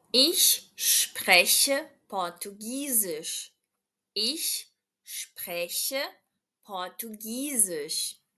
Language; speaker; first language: German; non-native, fluent; Portuguese